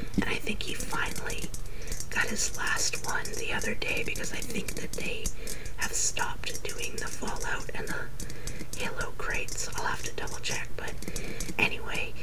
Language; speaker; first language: English; native; English